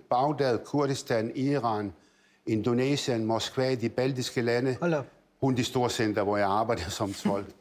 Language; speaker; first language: Danish; early bilingual, other home language; Arabic